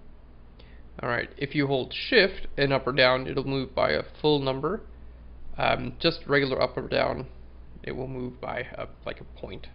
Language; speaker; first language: English; native; English